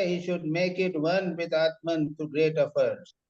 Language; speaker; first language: English; non-native, local second language; Hindi